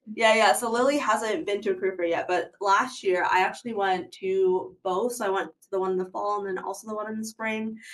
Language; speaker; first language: English; native; English